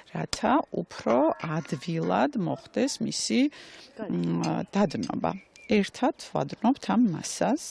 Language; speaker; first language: Georgian; native; Georgian